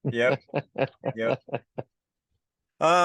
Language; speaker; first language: English; native; English